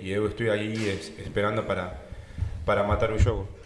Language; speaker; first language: Portuguese; non-native, learner; Spanish